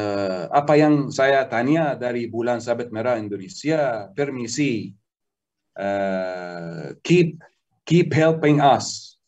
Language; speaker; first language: Indonesian; non-native, learner; Arabic